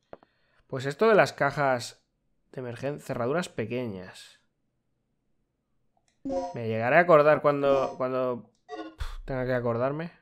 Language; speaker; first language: Spanish; native; Spanish